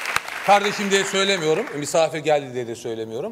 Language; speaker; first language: Turkish; native; Turkish